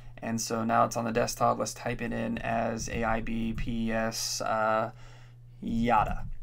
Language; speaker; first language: English; native; English